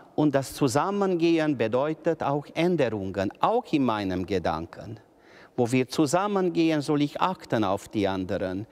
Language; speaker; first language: German; non-native, local second language; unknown